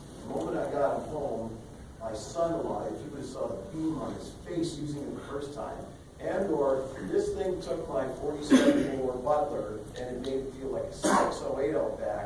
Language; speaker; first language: English; native; English